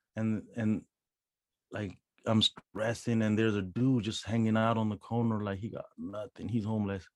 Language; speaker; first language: English; non-native, local second language; Punjabi